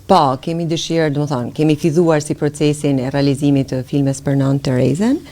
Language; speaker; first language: Albanian; native; Albanian